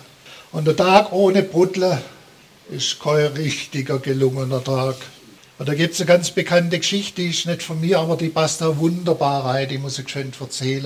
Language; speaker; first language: German; native; German